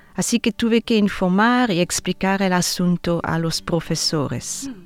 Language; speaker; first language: Spanish; non-native, fluent; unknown